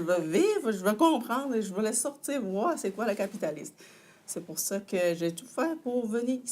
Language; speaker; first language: French; non-native, fluent; Chinese